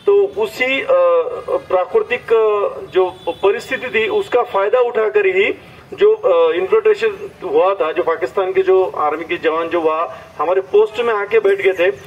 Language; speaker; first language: Hindi; non-native, local second language; Marathi